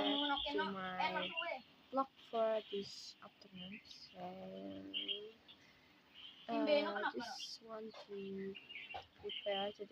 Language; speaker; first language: English; non-native, learner; Indonesian